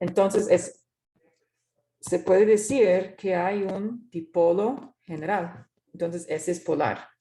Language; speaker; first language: Spanish; non-native, fluent; English